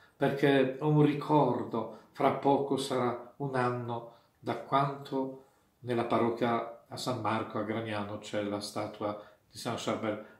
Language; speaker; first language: Italian; non-native, fluent; Polish